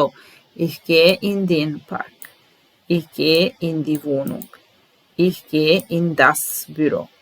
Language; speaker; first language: German; non-native, fluent; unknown